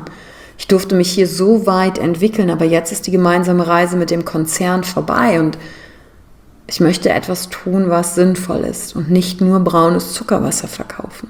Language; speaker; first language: German; native; German